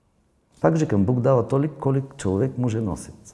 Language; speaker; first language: Czech; non-native, fluent; Bulgarian